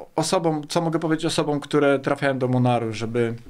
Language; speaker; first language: Polish; native; Polish